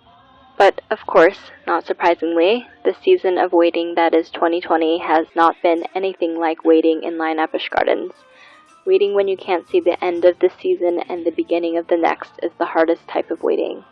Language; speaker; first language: English; native; English